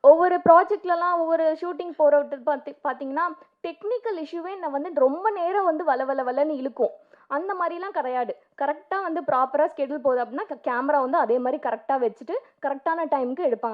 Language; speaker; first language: Tamil; native; Tamil